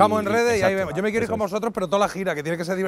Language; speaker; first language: Spanish; native; Spanish